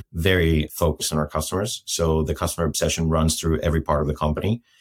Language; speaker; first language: English; non-native, fluent; Greek